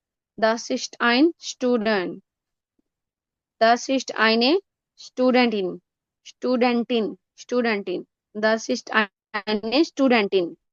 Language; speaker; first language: German; non-native, learner; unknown